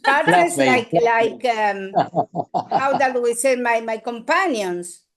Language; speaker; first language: English; non-native, learner; Spanish